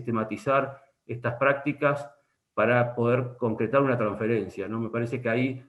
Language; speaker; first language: Spanish; native; Spanish